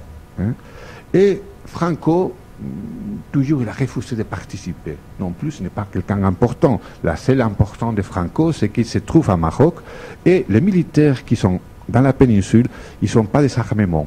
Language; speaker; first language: French; non-native, fluent; Spanish